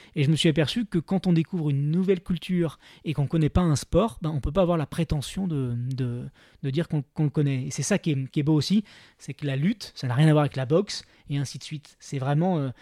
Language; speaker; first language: French; native; French